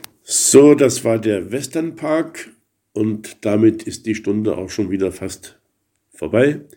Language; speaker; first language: German; native; German